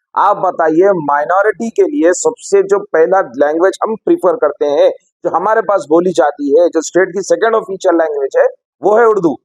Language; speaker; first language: Hindi; non-native, local second language; Urdu